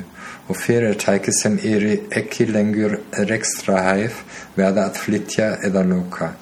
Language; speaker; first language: Icelandic; non-native, learner; German